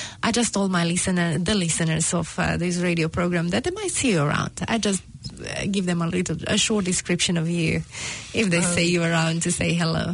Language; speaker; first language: English; non-native, fluent; Romanian